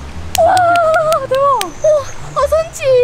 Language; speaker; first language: Chinese; non-native, fluent; Korean